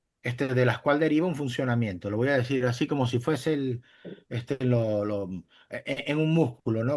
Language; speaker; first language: Spanish; native; Spanish